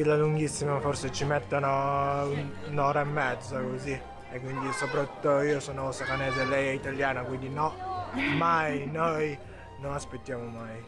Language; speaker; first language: Italian; non-native, learner; Japanese